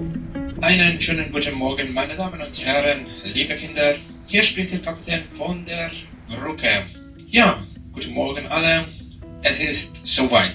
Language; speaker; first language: German; non-native, fluent; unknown